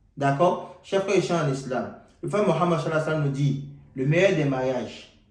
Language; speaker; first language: French; non-native, local second language; Yoruba